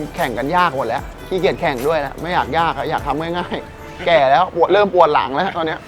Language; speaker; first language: Thai; native; Thai